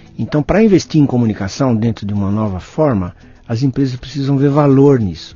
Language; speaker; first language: Portuguese; native; Portuguese